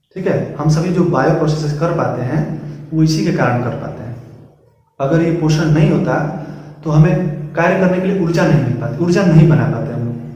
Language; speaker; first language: Hindi; native; Hindi